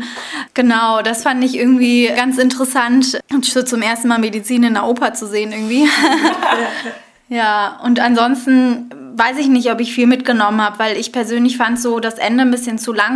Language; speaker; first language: German; native; German